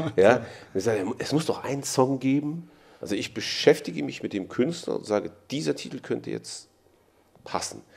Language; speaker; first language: German; native; German